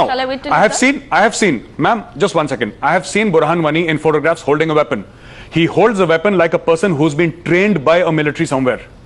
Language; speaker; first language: English; non-native, local second language; Hindi